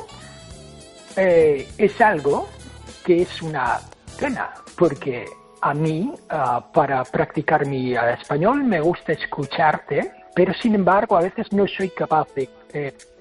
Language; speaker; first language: Spanish; non-native, fluent; English